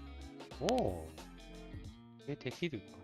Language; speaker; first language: Japanese; non-native, learner; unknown